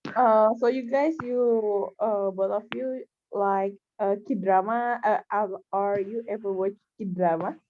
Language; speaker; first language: English; non-native, learner; Indonesian